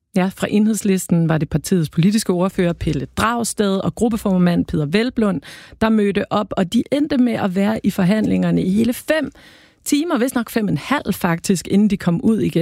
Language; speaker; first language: Danish; native; Danish